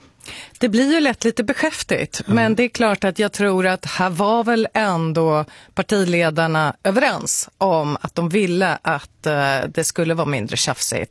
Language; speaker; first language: Swedish; native; Swedish